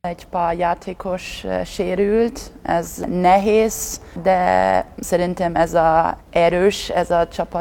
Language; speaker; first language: Hungarian; non-native, learner; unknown